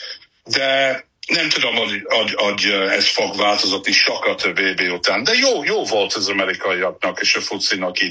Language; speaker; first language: Hungarian; non-native, fluent; English